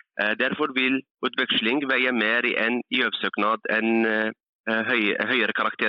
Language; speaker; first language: Norwegian; early bilingual, other home language; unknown